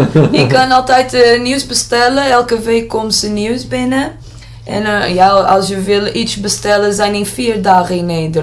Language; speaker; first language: Dutch; non-native, learner; Portuguese